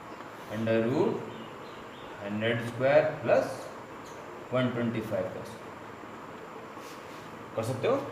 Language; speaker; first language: Hindi; native; Hindi